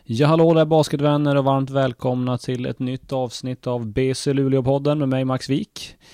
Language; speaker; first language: Swedish; native; Swedish